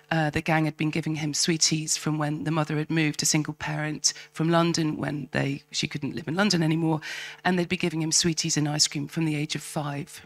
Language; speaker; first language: English; native; English